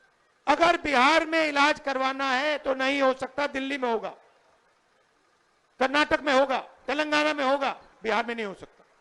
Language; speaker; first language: Hindi; native; Hindi